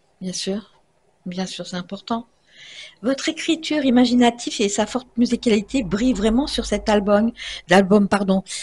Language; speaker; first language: French; native; French